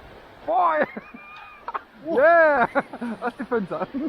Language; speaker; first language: French; native; French